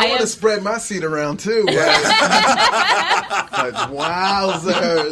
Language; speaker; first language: English; native; English